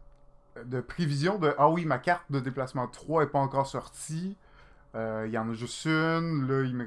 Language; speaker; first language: French; native; French